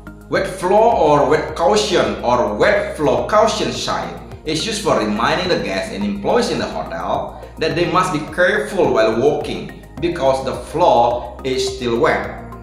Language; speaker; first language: English; non-native, fluent; Indonesian